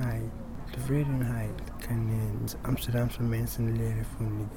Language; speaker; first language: Dutch; non-native, learner; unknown